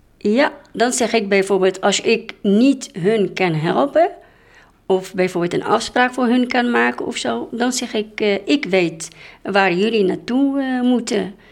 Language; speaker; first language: Dutch; non-native, fluent; Arabic